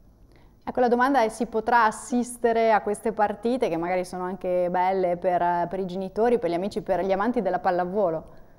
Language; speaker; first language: Italian; native; Italian